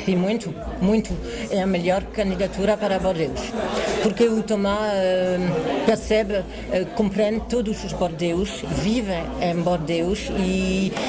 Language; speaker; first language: Portuguese; non-native, fluent; French